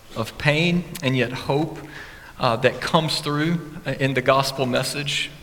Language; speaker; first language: English; native; English